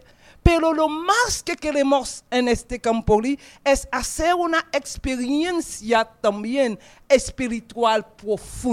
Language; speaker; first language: Spanish; non-native, fluent; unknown